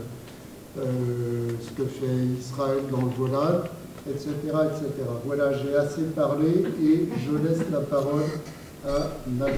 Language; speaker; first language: French; native; French